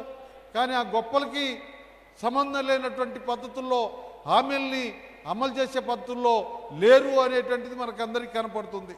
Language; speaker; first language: Telugu; native; Telugu